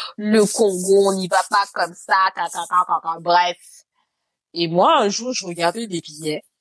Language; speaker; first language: French; native; French